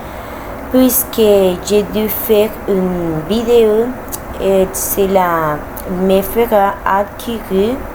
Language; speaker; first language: French; non-native, learner; Spanish